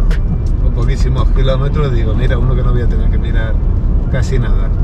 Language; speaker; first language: Spanish; native; Spanish